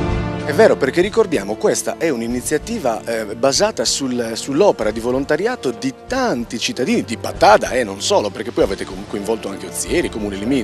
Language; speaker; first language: Italian; native; Italian